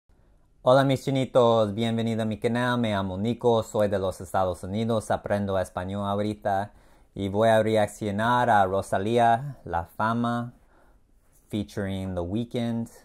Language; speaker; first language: Spanish; non-native, learner; English